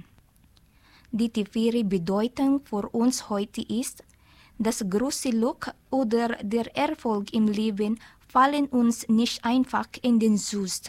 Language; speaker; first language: German; non-native, learner; Filipino